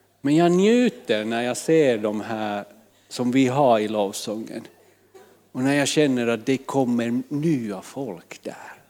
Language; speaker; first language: Swedish; non-native, fluent; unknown